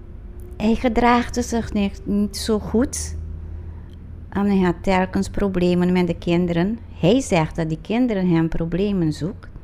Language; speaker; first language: Dutch; non-native, local second language; Papiamento